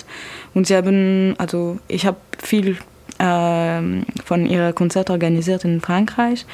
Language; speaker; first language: German; non-native, learner; French